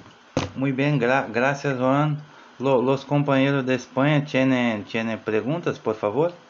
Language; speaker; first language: Spanish; non-native, fluent; Portuguese